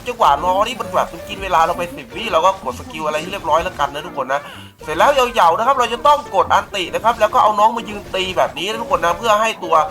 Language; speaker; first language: Thai; native; Thai